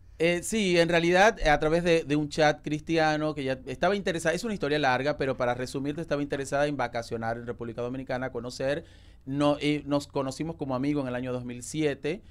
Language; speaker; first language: Spanish; native; Spanish